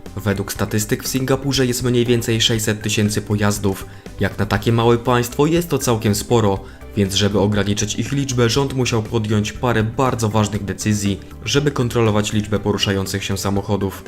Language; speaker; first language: Polish; native; Polish